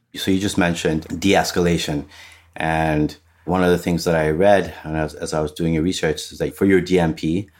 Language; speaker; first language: English; non-native, fluent; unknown